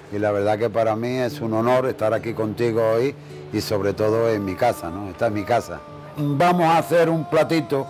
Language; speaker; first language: Spanish; native; Spanish